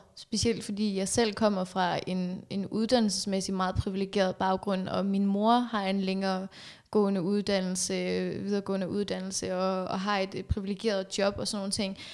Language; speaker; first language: Danish; early bilingual, other home language; Persian